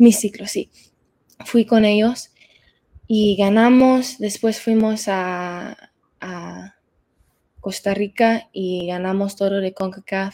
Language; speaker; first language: Spanish; early bilingual, heritage; Spanish